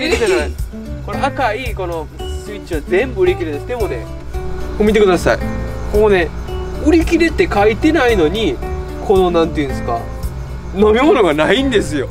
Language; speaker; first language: Japanese; native; Japanese